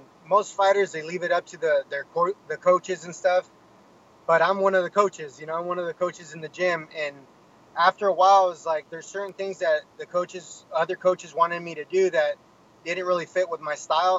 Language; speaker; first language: English; native; English